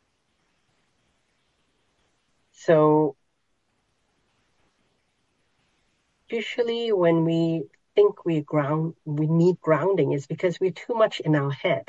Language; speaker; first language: English; non-native, local second language; Cantonese